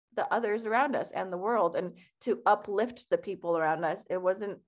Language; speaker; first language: English; early bilingual, other home language; Persian